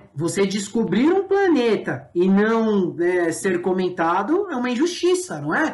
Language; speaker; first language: Portuguese; native; Portuguese